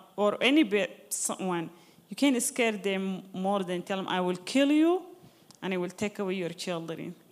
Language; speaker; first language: English; non-native, fluent; Arabic